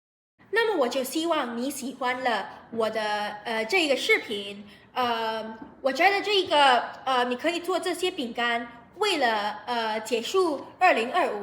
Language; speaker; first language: Chinese; non-native, learner; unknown